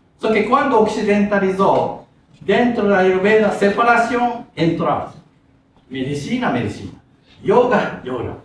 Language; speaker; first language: Spanish; non-native, learner; Japanese